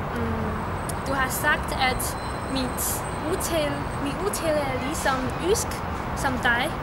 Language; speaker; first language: Danish; non-native, learner; Chinese